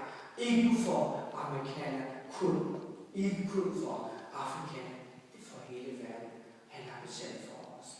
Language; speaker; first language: Danish; non-native, fluent; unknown